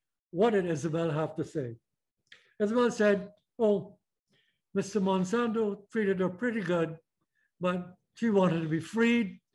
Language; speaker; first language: English; native; English